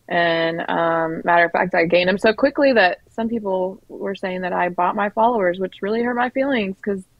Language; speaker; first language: English; native; English